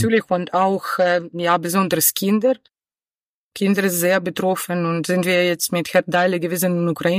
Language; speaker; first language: German; non-native, learner; Ukrainian